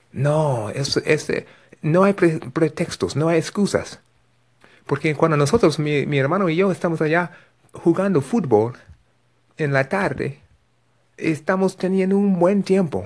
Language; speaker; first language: Spanish; non-native, fluent; English